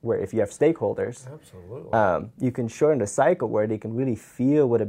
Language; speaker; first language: English; non-native, fluent; Dutch